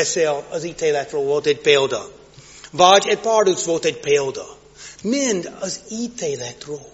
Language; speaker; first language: Hungarian; non-native, fluent; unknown